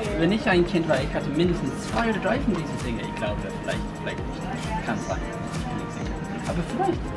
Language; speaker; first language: German; non-native, learner; English